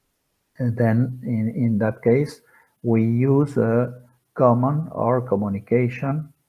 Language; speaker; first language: English; non-native, fluent; Spanish